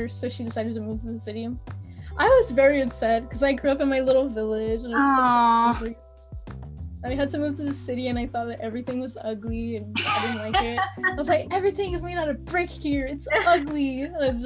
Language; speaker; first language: English; non-native, fluent; French